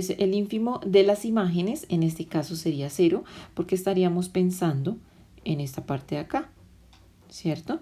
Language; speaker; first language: Spanish; native; Spanish